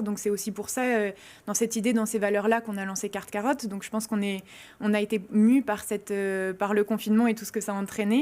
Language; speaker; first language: French; native; French